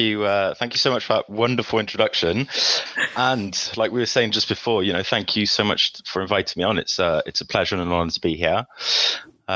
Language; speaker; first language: English; early bilingual, other home language; French